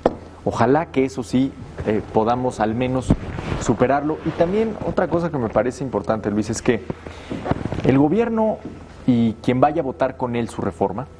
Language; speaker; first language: Spanish; native; Spanish